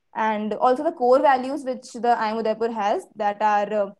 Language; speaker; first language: English; non-native, local second language; Hindi